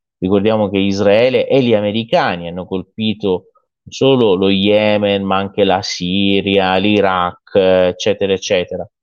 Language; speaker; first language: Italian; non-native, fluent; Persian